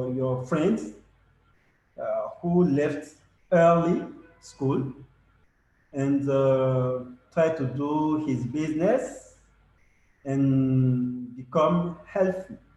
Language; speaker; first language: English; non-native, learner; French